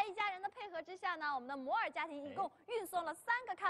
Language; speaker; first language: Chinese; native; Chinese